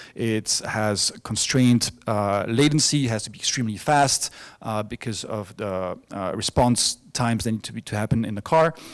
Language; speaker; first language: English; non-native, fluent; French